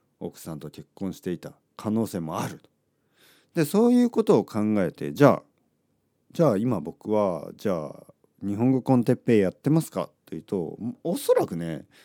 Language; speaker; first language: Japanese; native; Japanese